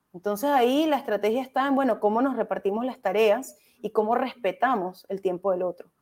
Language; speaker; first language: Spanish; native; Spanish